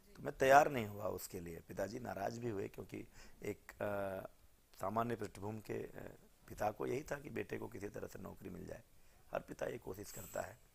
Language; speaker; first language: Hindi; native; Hindi